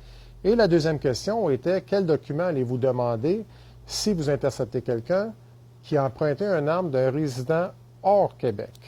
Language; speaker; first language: French; native; French